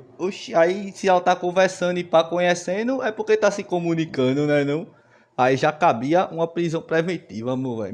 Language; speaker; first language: Portuguese; native; Portuguese